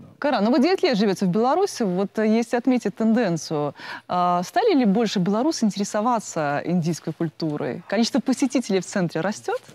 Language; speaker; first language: Russian; native; Russian